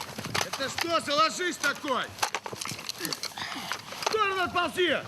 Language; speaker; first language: Russian; native; Russian